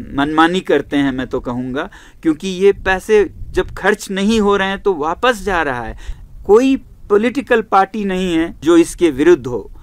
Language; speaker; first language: Hindi; non-native, local second language; Ladakhi